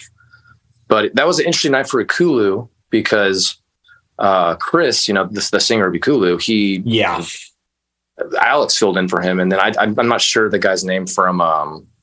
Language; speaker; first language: English; native; English